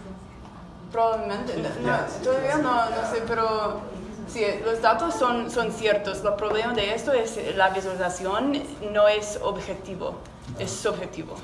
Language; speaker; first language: Spanish; non-native, learner; English